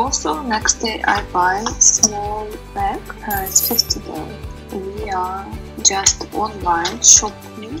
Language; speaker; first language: English; non-native, learner; Russian